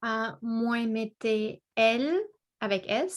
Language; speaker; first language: French; non-native, learner; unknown